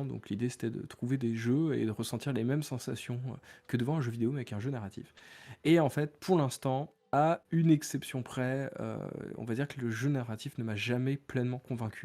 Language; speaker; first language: French; native; French